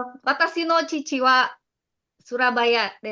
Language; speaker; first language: Japanese; non-native, learner; Indonesian